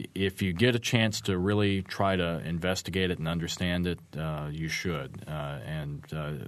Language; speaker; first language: English; native; English